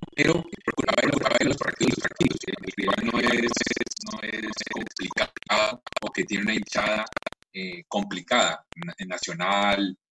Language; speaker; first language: Spanish; native; Spanish